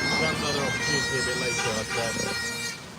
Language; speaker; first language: English; native; English